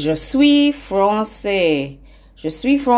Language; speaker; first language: French; non-native, learner; English